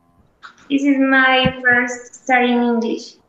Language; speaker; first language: English; non-native, learner; Spanish